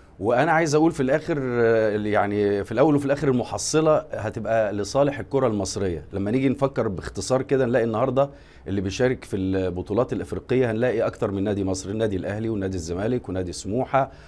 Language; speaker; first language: Arabic; native; Arabic